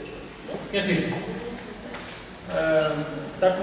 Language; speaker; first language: Polish; non-native, fluent; Georgian